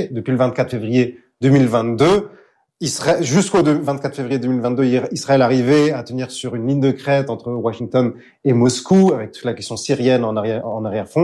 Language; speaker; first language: French; native; French